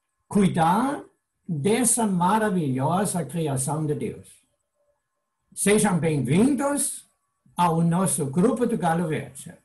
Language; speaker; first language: Portuguese; non-native, fluent; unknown